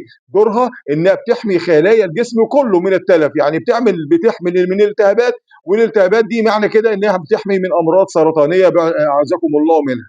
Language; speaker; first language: Arabic; native; Arabic